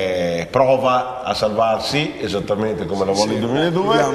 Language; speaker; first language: Italian; native; Italian